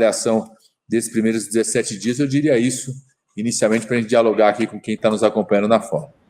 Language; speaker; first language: Portuguese; native; Portuguese